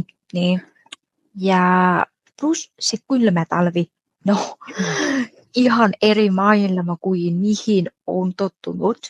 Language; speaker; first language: Finnish; non-native, fluent; Vietnamese